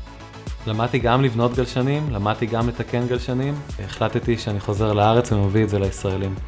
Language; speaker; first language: Hebrew; native; Hebrew